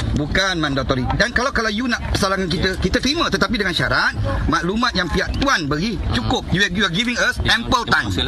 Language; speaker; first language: Malay; native; Malay